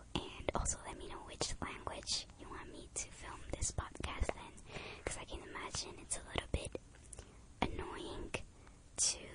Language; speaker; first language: English; early bilingual, other home language; Japanese